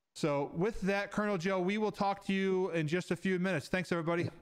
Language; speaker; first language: English; native; English